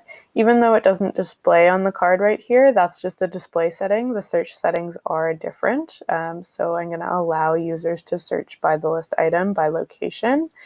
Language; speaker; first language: English; native; English